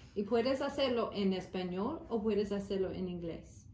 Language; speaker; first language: Spanish; early bilingual, heritage; Spanish